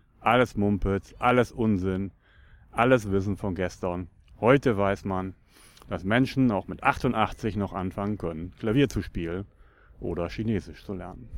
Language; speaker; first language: German; native; German